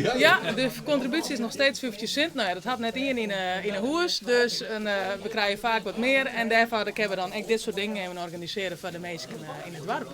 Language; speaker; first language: Dutch; non-native, local second language; Western Frisian